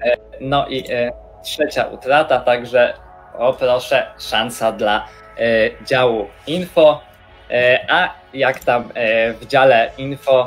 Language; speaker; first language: Polish; native; Polish